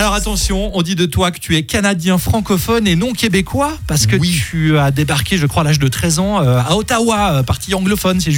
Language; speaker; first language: French; native; French